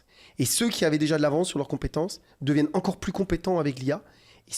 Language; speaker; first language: French; native; French